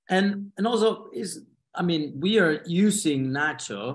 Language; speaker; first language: English; non-native, fluent; Spanish